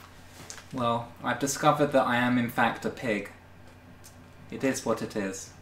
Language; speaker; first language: English; native; English